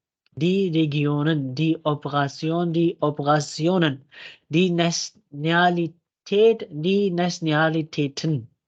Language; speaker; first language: German; non-native, fluent; Urdu